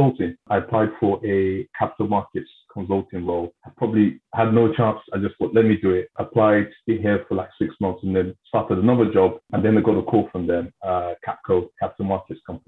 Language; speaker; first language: English; native; English